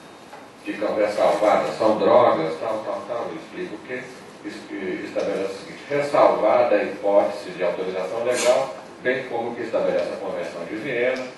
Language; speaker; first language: Portuguese; native; Portuguese